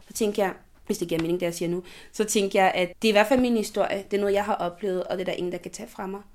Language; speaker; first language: Danish; early bilingual, other home language; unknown